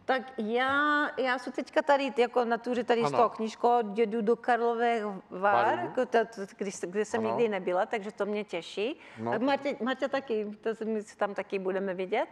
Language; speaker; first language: Czech; early bilingual, heritage; Czech